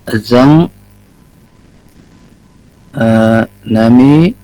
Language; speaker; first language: Persian; non-native, learner; Urdu